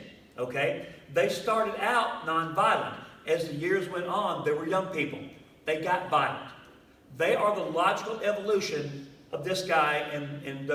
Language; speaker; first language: English; native; English